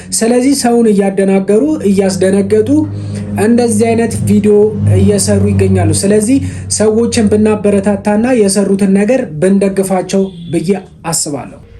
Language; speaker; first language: Amharic; native; Amharic